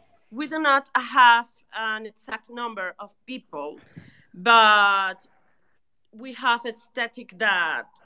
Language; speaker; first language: English; non-native, learner; Spanish